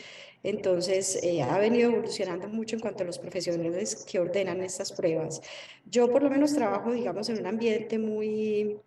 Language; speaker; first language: Spanish; native; Spanish